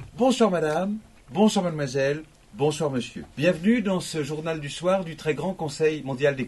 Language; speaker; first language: French; native; French